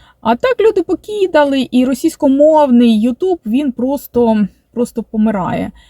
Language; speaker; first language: Ukrainian; non-native, local second language; Russian